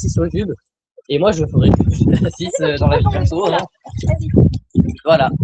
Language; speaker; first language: French; native; French